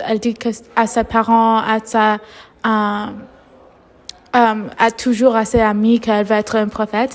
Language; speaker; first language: French; non-native, learner; English